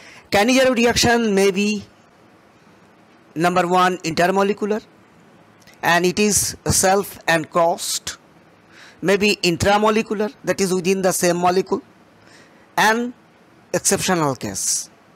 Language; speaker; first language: English; non-native, local second language; Bangla